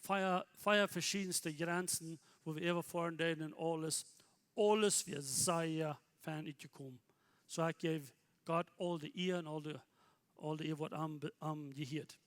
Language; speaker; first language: German; non-native, learner; Plautdietsch